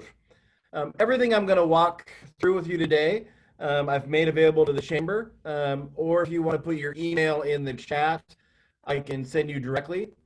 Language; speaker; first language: English; native; English